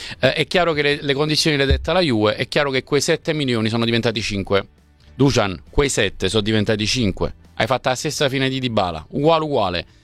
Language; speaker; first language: Italian; native; Italian